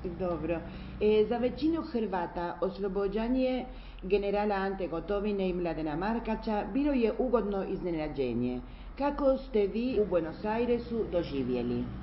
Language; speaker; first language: Croatian; early bilingual, heritage; Croatian